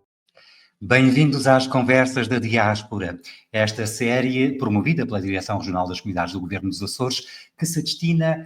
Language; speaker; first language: Portuguese; native; Portuguese